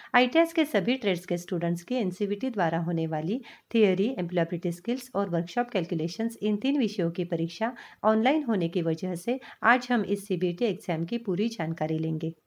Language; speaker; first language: Hindi; non-native, local second language; Marathi